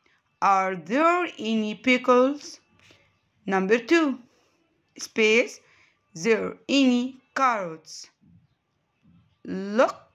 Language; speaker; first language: English; non-native, fluent; Arabic